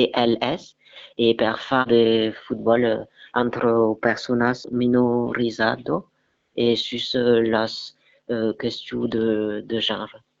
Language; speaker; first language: Catalan; non-native, learner; French